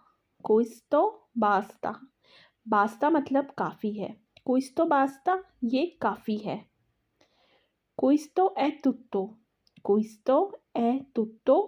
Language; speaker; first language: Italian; non-native, fluent; Urdu